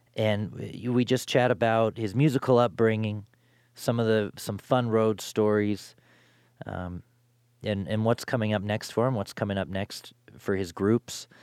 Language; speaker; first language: English; native; English